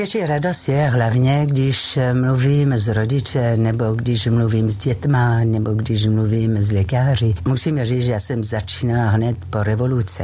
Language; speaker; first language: Czech; non-native, fluent; French